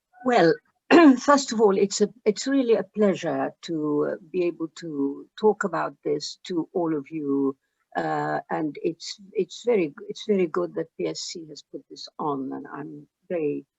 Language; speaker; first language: English; early bilingual, other home language; Arabic